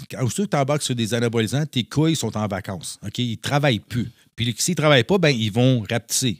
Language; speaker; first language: French; native; French